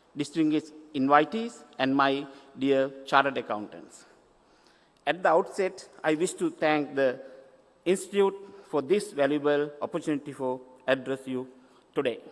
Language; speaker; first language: English; non-native, local second language; Sinhala